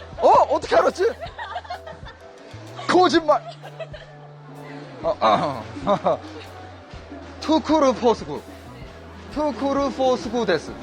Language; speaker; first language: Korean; non-native, fluent; Chinese